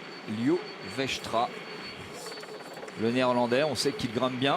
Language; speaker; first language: French; native; French